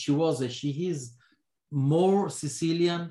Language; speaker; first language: English; non-native, learner; Italian